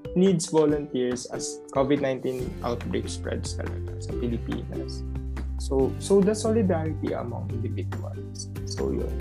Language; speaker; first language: Filipino; native; Filipino